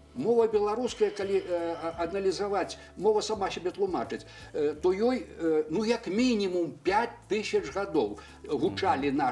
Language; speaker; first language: Belarusian; non-native, local second language; Russian